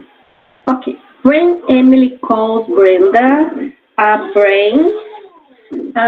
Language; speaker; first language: English; non-native, learner; Spanish